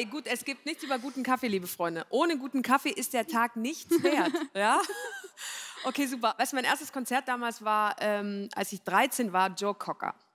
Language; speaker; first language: German; native; German